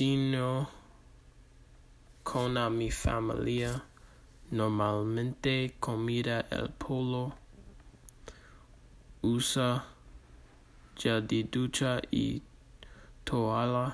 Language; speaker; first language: Spanish; non-native, learner; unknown